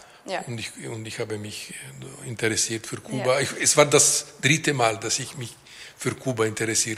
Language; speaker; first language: German; non-native, fluent; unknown